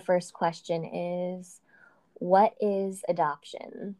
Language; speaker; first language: English; native; English